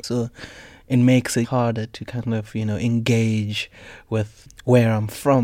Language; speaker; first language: English; non-native, local second language; Tswana